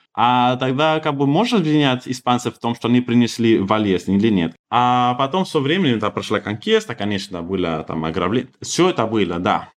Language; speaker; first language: Russian; non-native, fluent; Spanish